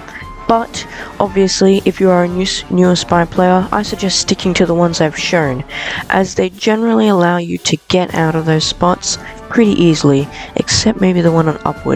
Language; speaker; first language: English; native; English